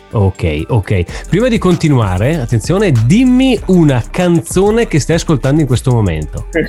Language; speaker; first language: Italian; native; Italian